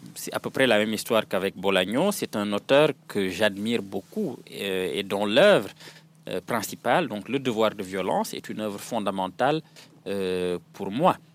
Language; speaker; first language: French; non-native, local second language; Serer